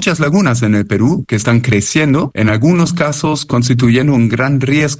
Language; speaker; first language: Spanish; native; Spanish